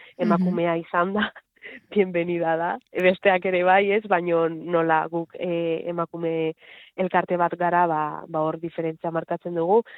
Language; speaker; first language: Basque; non-native, local second language; Spanish